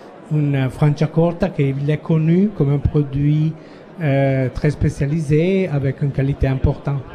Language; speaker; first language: French; non-native, fluent; Italian